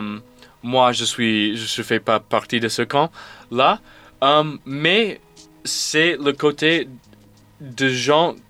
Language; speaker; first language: French; non-native, fluent; English